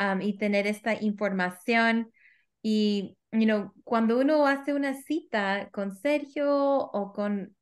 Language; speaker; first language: Spanish; early bilingual, heritage; Spanish